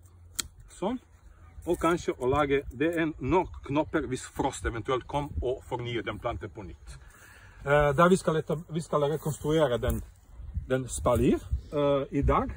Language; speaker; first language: Norwegian; non-native, fluent; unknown